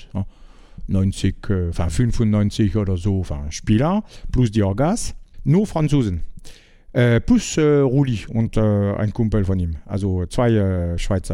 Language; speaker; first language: German; non-native, learner; French